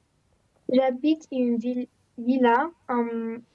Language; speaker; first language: French; non-native, learner; Romanian